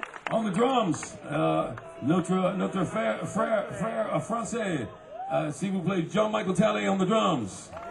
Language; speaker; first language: English; native; English